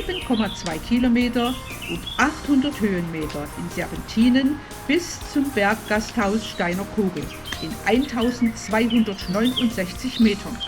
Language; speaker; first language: German; native; German